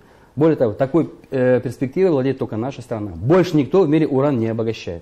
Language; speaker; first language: Russian; native; Russian